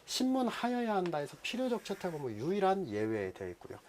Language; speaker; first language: Korean; native; Korean